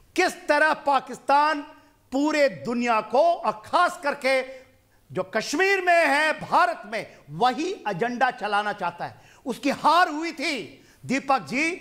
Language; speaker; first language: Hindi; non-native, local second language; Punjabi